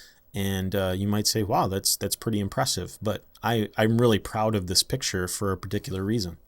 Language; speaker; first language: English; native; English